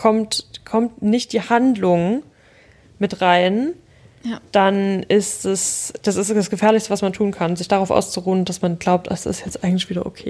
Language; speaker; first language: German; native; German